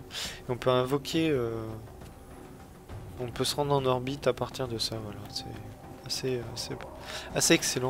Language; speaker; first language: French; native; French